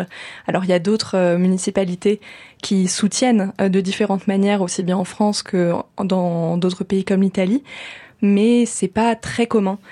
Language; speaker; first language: French; native; French